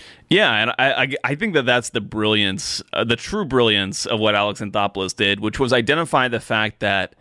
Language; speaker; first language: English; native; English